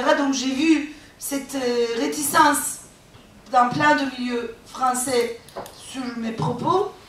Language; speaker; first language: French; non-native, fluent; Turkish